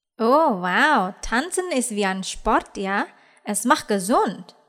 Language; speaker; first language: German; non-native, fluent; Indonesian